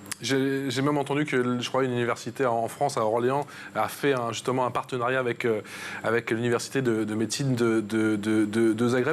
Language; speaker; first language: French; native; French